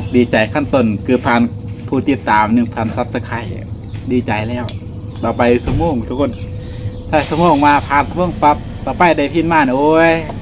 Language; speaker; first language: Thai; native; Thai